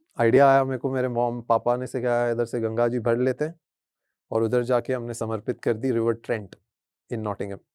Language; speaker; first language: Hindi; native; Hindi